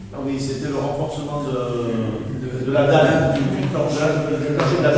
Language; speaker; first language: French; native; French